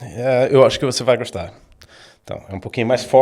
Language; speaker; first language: Portuguese; non-native, fluent; Swedish